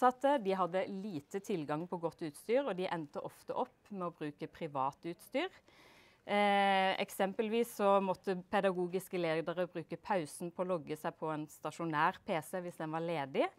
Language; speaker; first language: Norwegian; native; Norwegian